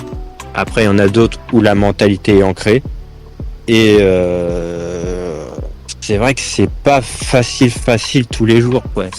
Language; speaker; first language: French; native; French